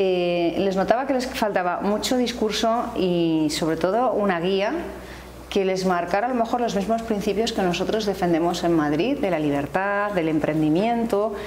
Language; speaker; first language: Spanish; native; Spanish